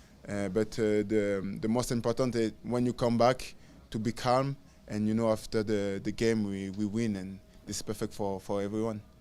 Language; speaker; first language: English; non-native, learner; French